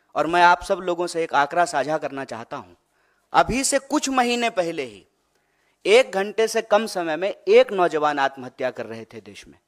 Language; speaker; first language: Hindi; native; Hindi